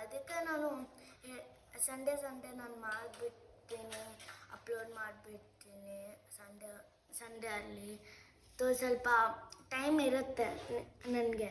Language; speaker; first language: Kannada; non-native, local second language; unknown